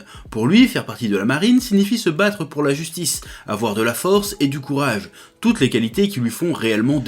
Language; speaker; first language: French; native; French